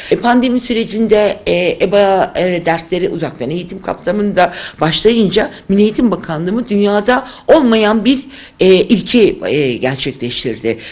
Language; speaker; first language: Turkish; non-native, local second language; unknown